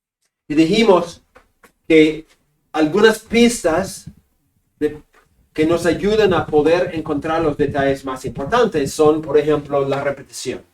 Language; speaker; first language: Spanish; non-native, fluent; English